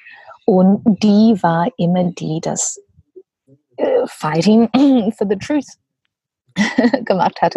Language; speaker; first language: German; non-native, learner; English